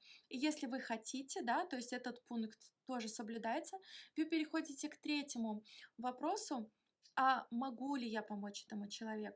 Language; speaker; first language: Russian; native; Russian